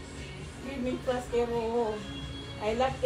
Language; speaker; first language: English; non-native, learner; French